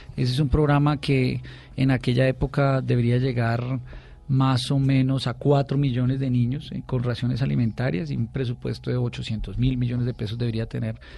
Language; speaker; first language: Spanish; native; Spanish